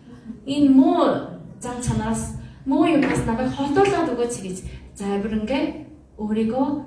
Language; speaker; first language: Mongolian; non-native, fluent; Korean